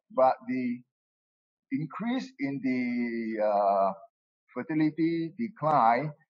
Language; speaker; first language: English; non-native, local second language; Min Nan Chinese